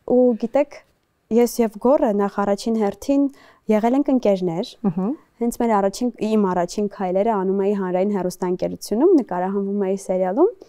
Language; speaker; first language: Armenian; native; Armenian